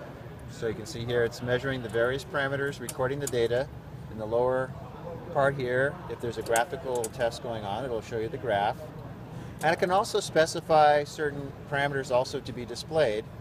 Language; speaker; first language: English; native; English